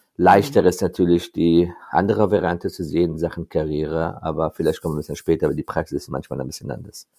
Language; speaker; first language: German; non-native, fluent; Persian